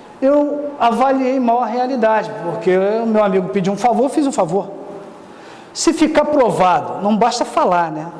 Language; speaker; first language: Portuguese; native; Portuguese